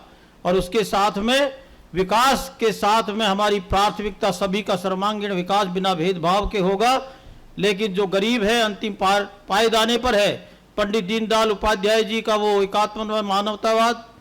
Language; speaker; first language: Hindi; native; Hindi